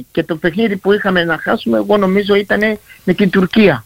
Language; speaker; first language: Greek; early bilingual, heritage; Greek